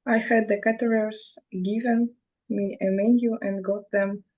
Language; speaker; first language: English; non-native, fluent; Russian